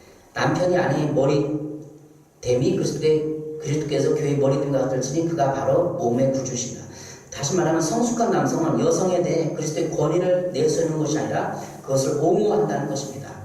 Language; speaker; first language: Korean; native; Korean